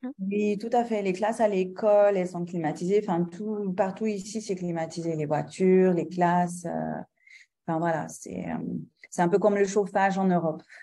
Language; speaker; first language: French; non-native, local second language; Arabic